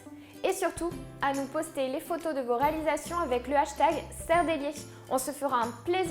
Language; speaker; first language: French; native; French